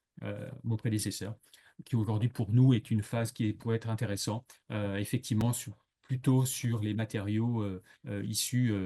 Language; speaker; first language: French; native; French